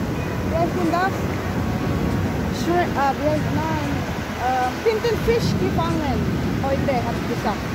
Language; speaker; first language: German; non-native, learner; Filipino